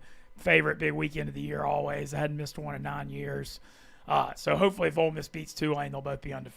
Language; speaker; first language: English; native; English